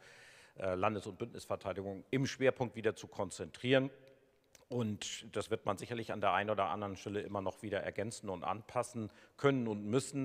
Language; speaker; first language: German; native; German